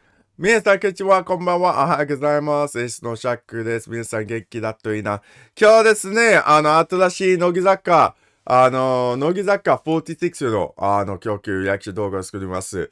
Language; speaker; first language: Japanese; non-native, learner; English